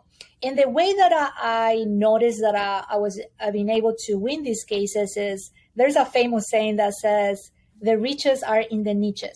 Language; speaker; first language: English; non-native, fluent; Spanish